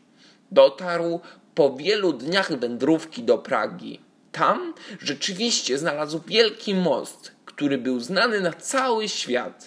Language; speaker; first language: Polish; native; Polish